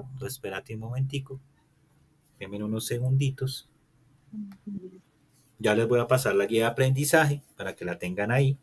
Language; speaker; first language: Spanish; native; Spanish